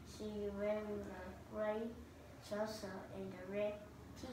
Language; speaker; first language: English; non-native, learner; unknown